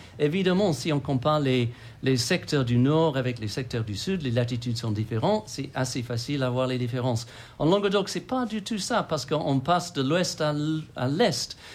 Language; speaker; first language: French; non-native, fluent; English